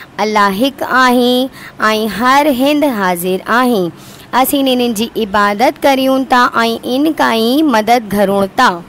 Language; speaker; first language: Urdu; non-native, local second language; Sindhi